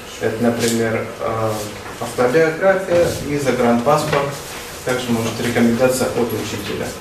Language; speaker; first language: Russian; native; Russian